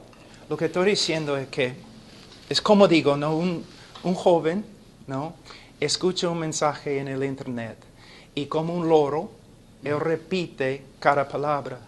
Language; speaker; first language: Spanish; non-native, fluent; English